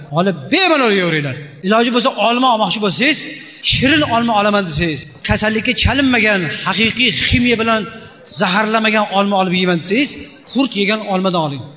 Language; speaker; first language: Uzbek; native; Uzbek